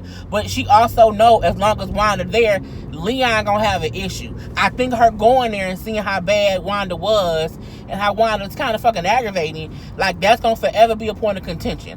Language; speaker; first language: English; native; English